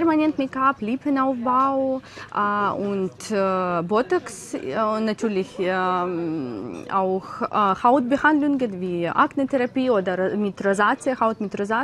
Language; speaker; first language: German; non-native, learner; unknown